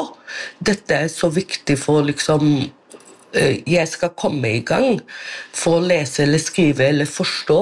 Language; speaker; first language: Norwegian; non-native, local second language; Romany